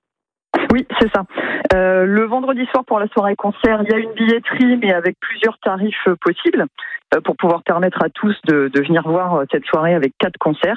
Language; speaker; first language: French; native; French